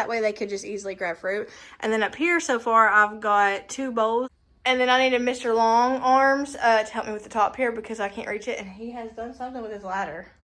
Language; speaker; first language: English; native; English